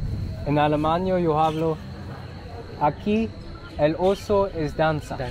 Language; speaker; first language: Spanish; non-native, learner; German